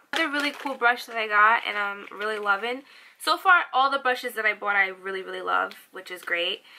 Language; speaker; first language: English; native; English